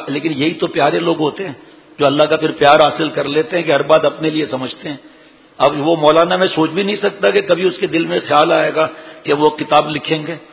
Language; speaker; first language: Urdu; native; Urdu